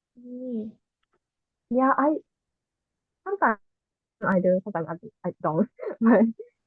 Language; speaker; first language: English; non-native, learner; Japanese